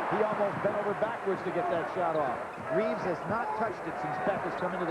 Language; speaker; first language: English; native; English